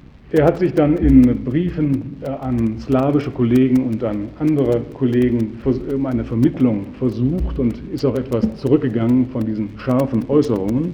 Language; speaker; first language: German; native; German